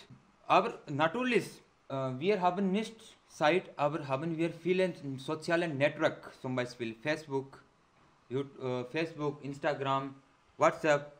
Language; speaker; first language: German; non-native, learner; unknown